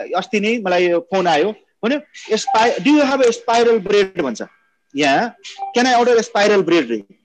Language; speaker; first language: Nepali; non-native, local second language; Maithili